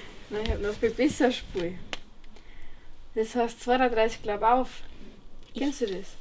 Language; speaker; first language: German; native; German